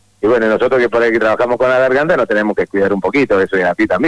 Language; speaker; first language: Spanish; native; Spanish